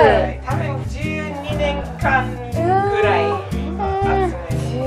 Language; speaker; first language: Japanese; non-native, learner; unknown